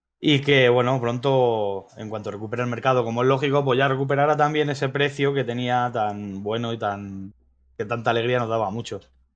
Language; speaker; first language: Spanish; native; Spanish